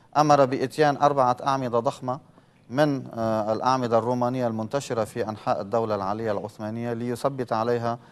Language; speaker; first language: Arabic; native; Arabic